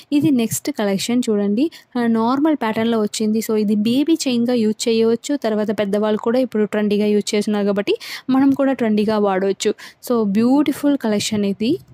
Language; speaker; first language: Telugu; non-native, local second language; Tamil